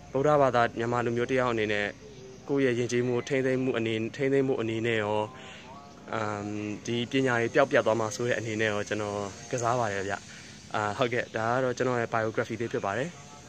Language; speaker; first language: Burmese; native; Burmese